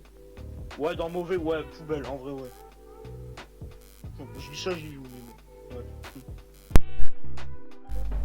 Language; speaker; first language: French; native; French